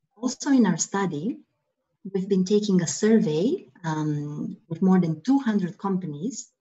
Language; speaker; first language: English; non-native, fluent; Romanian